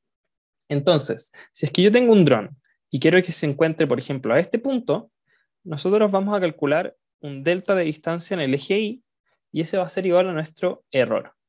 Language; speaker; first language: Spanish; native; Spanish